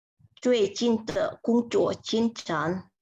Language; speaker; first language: Chinese; non-native, learner; Indonesian